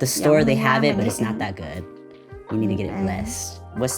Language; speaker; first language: English; early bilingual, other home language; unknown